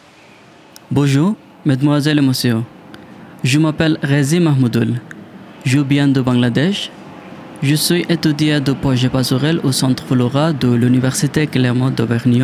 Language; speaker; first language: French; non-native, learner; Bangla